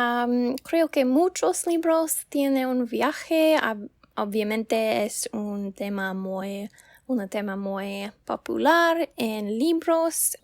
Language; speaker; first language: Spanish; non-native, learner; English